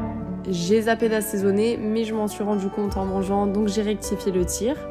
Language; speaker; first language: French; native; French